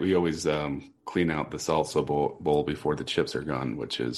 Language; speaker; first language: English; native; English